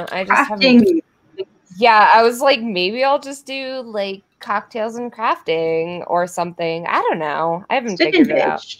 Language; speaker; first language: English; native; English